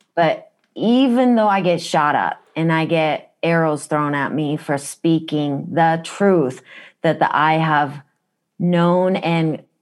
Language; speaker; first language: English; non-native, fluent; Japanese